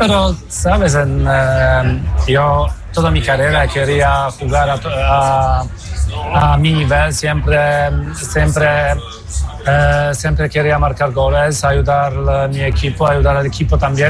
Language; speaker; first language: Spanish; non-native, fluent; Polish